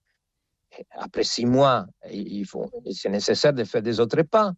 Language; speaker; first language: French; non-native, fluent; Spanish